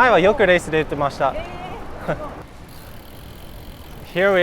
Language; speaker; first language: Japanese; non-native, fluent; English